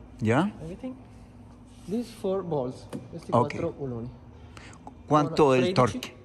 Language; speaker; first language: Spanish; non-native, learner; Italian